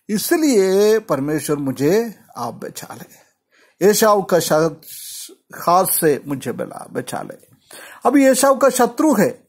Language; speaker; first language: Hindi; non-native, local second language; Malayalam